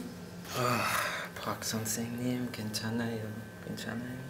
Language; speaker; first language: Korean; non-native, learner; English